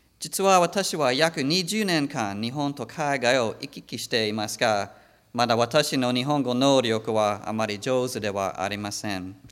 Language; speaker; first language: Japanese; non-native, fluent; English